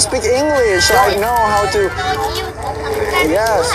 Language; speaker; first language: English; non-native, learner; Sundanese